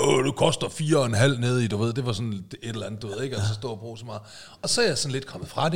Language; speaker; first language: Danish; native; Danish